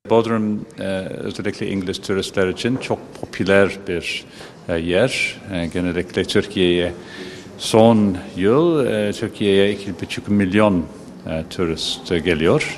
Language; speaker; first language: Turkish; non-native, fluent; English